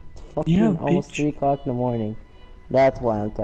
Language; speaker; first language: English; native; English